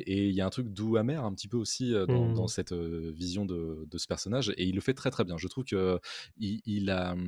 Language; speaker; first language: French; native; French